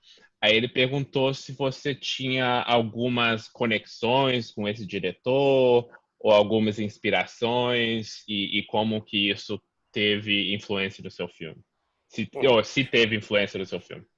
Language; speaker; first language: Portuguese; early bilingual, heritage; Portuguese